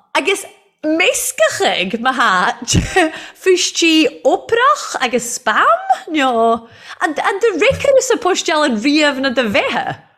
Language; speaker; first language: Irish; native; Irish